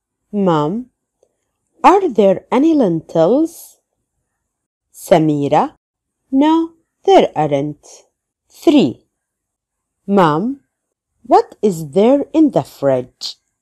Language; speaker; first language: English; non-native, fluent; Arabic